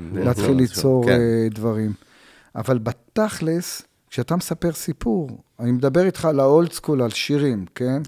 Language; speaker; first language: Hebrew; native; Hebrew